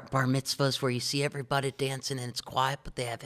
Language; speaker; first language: English; native; English